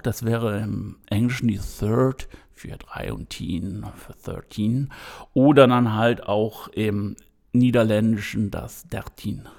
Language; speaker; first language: German; native; German